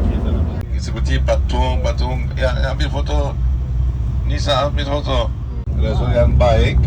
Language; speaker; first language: Indonesian; non-native, fluent; Arabic